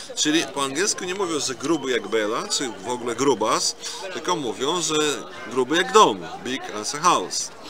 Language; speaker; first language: Polish; native; Polish